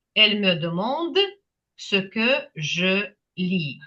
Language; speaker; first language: French; non-native, fluent; Ukrainian